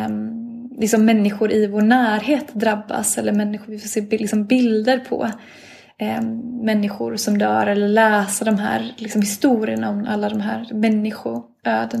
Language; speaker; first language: Swedish; native; Swedish